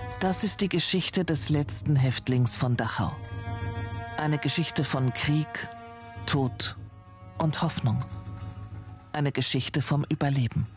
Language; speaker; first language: German; native; German